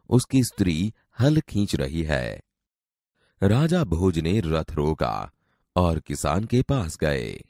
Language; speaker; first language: Hindi; non-native, local second language; Gujarati